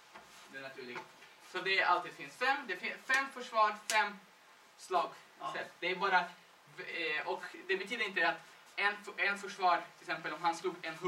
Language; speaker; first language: Swedish; non-native, fluent; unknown